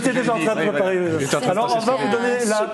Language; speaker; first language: French; native; French